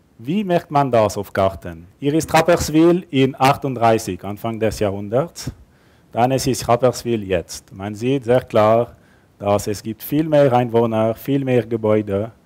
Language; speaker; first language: German; non-native, local second language; French